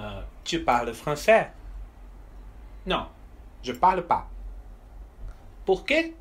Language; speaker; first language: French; non-native, fluent; Portuguese